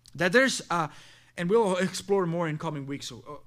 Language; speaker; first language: English; non-native, fluent; Italian